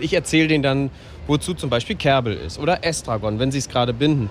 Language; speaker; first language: German; native; German